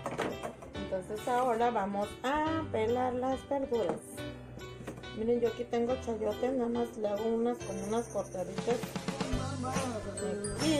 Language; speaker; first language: Spanish; native; Spanish